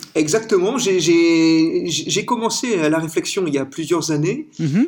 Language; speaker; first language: French; native; French